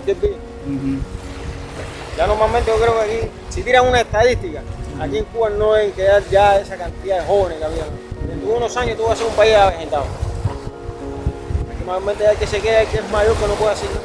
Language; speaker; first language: Spanish; native; Spanish